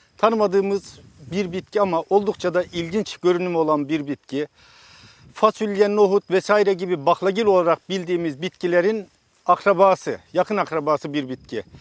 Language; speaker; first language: Turkish; native; Turkish